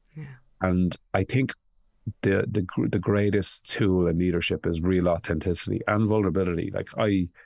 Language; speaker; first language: English; native; English